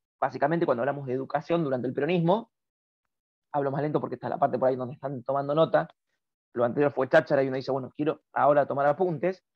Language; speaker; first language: Spanish; native; Spanish